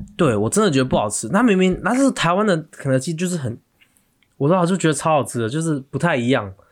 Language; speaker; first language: Chinese; native; Chinese